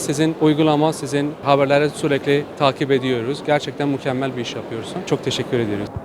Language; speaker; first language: Turkish; non-native, learner; Persian